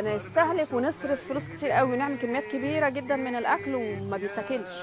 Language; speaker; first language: Arabic; native; Arabic